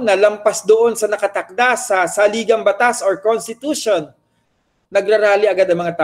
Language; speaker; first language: Filipino; native; Filipino